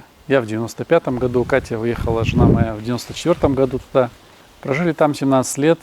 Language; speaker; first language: Russian; native; Russian